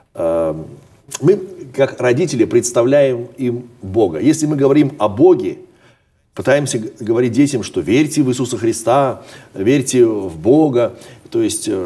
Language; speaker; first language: Russian; native; Russian